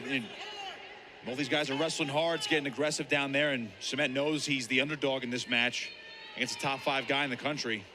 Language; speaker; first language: English; native; English